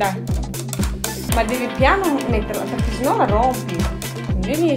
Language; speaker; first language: Italian; non-native, fluent; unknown